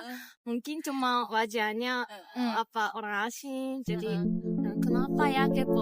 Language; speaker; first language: Indonesian; non-native, fluent; Japanese